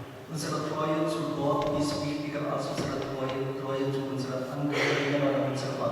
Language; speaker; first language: German; non-native, learner; Indonesian